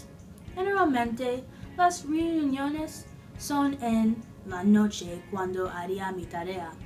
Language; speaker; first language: Spanish; non-native, learner; English